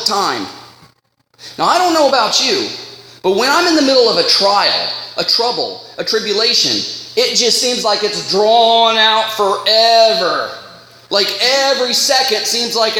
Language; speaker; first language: English; native; English